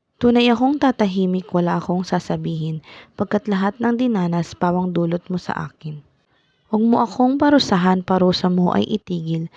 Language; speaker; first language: Filipino; native; Filipino